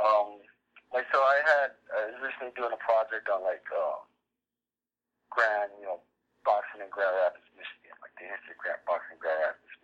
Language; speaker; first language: English; native; English